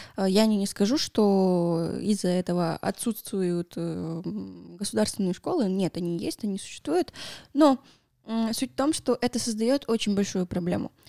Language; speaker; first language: Russian; non-native, fluent; Spanish